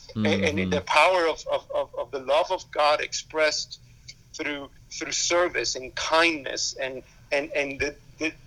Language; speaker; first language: English; early bilingual, other home language; Spanish